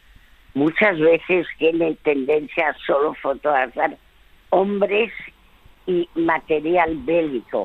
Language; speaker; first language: Spanish; early bilingual, other home language; French